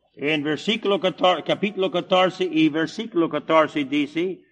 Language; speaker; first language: Spanish; non-native, fluent; English